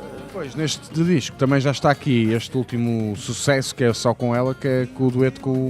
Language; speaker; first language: Portuguese; native; Portuguese